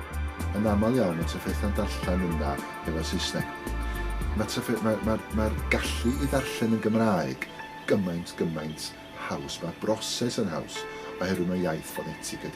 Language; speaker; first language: Welsh; native; Welsh